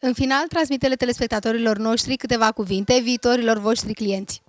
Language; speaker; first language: Romanian; native; Romanian